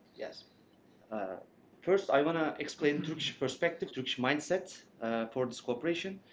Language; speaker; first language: English; non-native, fluent; Turkish